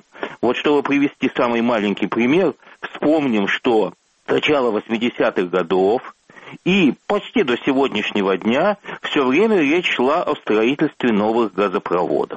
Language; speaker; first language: Russian; native; Russian